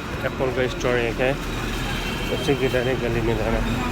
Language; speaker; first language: Hindi; non-native, local second language; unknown